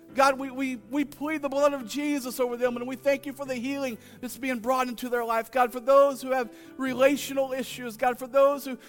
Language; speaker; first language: English; native; English